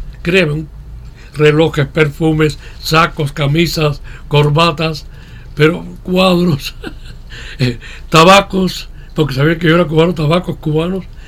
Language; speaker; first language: Spanish; native; Spanish